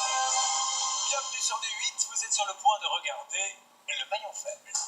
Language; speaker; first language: French; native; French